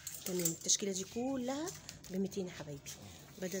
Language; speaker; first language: Arabic; native; Arabic